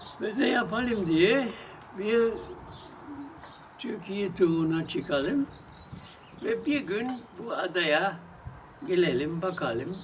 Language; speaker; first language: Turkish; non-native, fluent; German